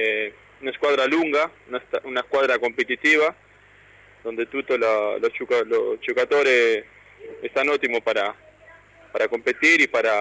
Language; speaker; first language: Italian; non-native, learner; Spanish